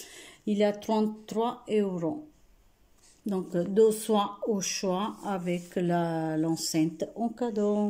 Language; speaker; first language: French; non-native, fluent; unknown